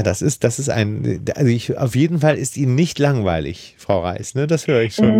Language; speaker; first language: German; native; German